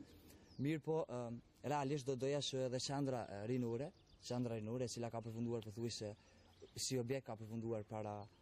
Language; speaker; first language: Albanian; native; Albanian